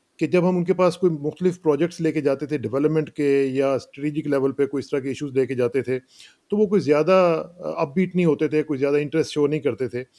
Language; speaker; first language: Urdu; non-native, local second language; Punjabi